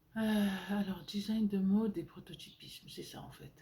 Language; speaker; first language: French; native; French